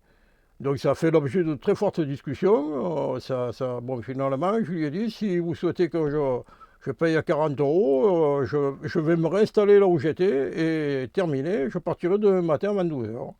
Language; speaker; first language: French; native; French